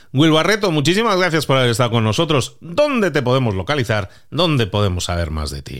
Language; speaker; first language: Spanish; native; Spanish